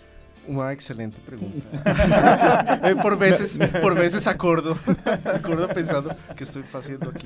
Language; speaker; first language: Portuguese; non-native, fluent; Spanish